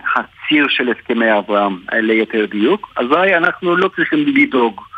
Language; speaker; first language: Hebrew; native; Hebrew